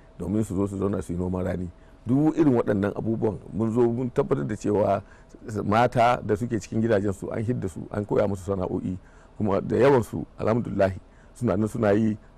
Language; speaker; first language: Hausa; native; Hausa